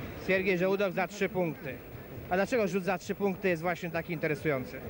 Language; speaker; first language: Polish; native; Polish